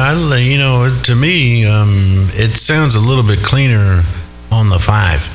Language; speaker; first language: English; native; English